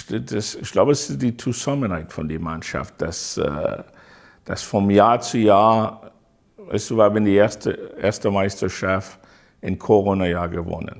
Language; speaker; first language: German; non-native, fluent; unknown